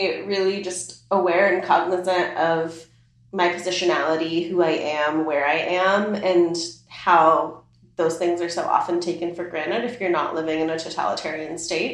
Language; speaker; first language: English; early bilingual, other home language; Persian